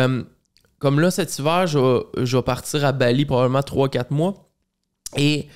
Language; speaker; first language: French; native; French